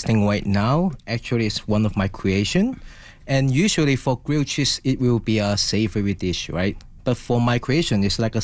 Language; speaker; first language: English; non-native, local second language; Cantonese